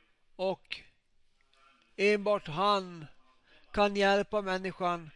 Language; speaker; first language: Swedish; non-native, local second language; Finnish